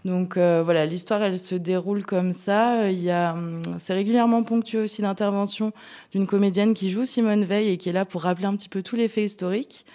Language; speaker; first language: French; native; French